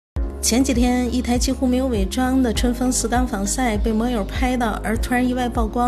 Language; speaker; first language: Chinese; native; Chinese